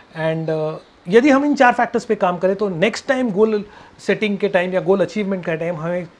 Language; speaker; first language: Hindi; non-native, local second language; Marathi